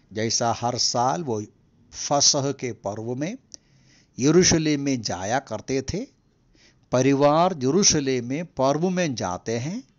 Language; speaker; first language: Hindi; non-native, local second language; Malayalam